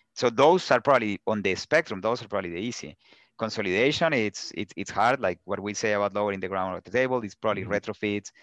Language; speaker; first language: English; non-native, fluent; Spanish